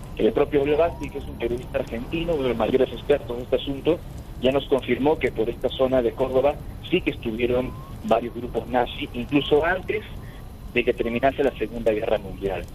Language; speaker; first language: Spanish; native; Spanish